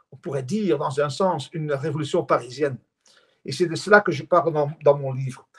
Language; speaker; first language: French; non-native, fluent; Dutch